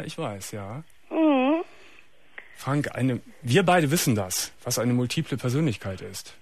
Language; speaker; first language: German; native; German